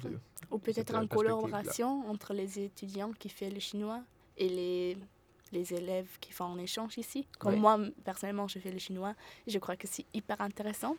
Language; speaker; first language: French; non-native, fluent; German